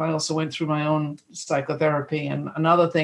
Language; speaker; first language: English; native; English